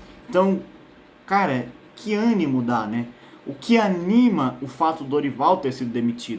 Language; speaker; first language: Portuguese; native; Portuguese